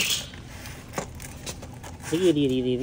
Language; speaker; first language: Arabic; non-native, learner; Urdu